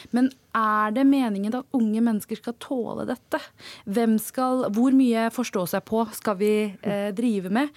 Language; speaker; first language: Norwegian; early bilingual, other home language; Tamil